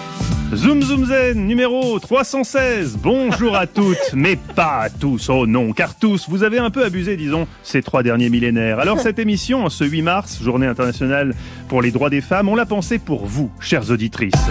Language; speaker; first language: French; native; French